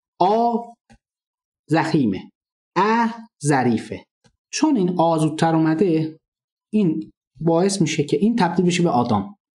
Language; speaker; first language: Persian; non-native, local second language; Azerbaijani